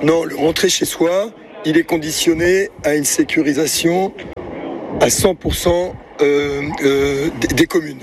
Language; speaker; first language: French; native; French